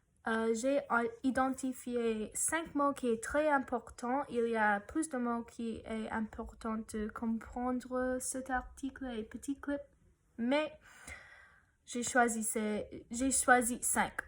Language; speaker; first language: French; non-native, learner; English